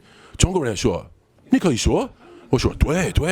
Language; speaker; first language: Chinese; non-native, learner; English